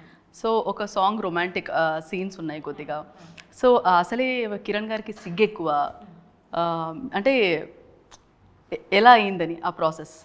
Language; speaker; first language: Telugu; native; Telugu